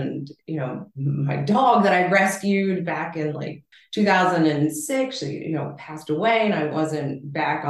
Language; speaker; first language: English; native; English